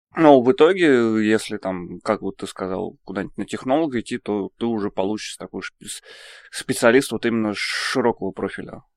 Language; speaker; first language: Russian; native; Russian